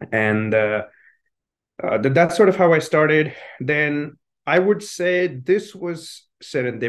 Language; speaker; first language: English; non-native, local second language; Hindi